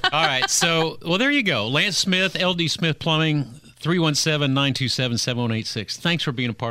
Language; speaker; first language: English; native; English